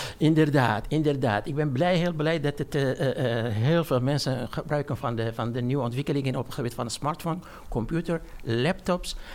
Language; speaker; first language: Dutch; non-native, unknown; Armenian